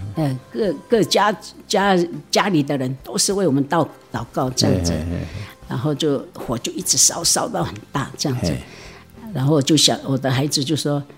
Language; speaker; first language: Min Nan Chinese; non-native, local second language; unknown